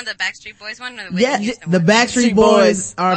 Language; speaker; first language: English; native; English